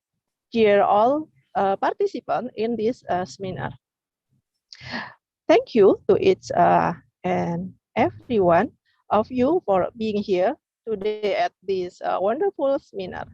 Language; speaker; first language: English; non-native, learner; Indonesian